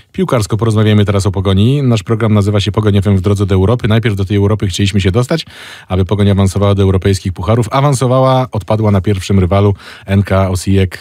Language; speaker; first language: Polish; native; Polish